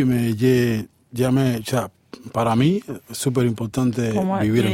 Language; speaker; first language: French; non-native, learner; Spanish